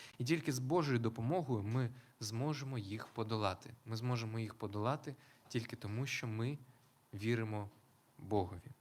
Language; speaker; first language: Ukrainian; non-native, local second language; Russian